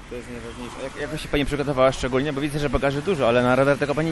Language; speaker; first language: Polish; native; Polish